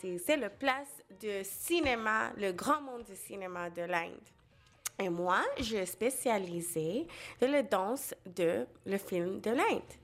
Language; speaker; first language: French; non-native, local second language; Bangla